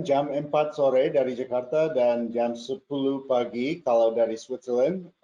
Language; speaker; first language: Indonesian; non-native, fluent; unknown